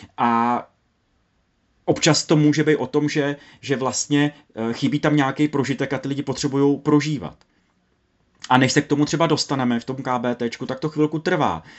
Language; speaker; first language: Czech; native; Czech